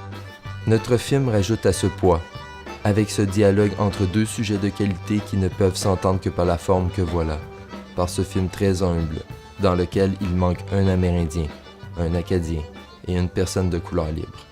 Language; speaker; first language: French; native; French